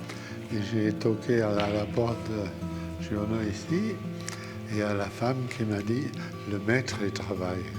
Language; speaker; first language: French; non-native, fluent; German